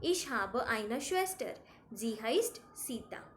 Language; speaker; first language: German; non-native, fluent; Marathi